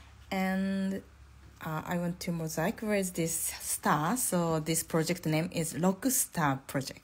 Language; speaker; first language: English; non-native, learner; Japanese